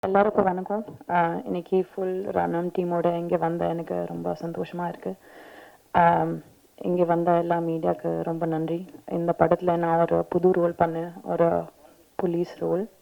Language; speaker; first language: Tamil; non-native, learner; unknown